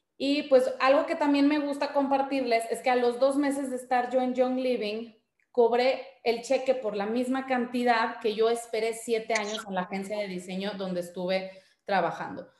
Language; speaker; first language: Spanish; native; Spanish